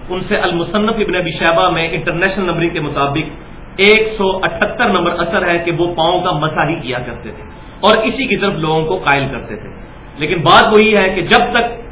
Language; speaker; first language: Urdu; non-native, local second language; Punjabi